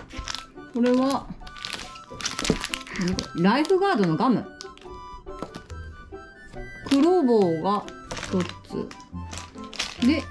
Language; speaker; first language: Japanese; native; Japanese